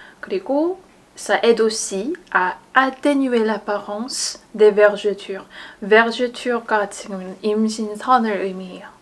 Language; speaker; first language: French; non-native, fluent; Korean